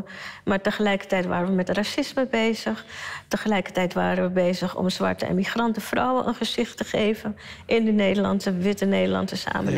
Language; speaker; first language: Dutch; early bilingual, other home language; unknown